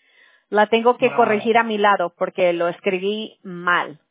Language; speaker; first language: Spanish; early bilingual, heritage; Spanish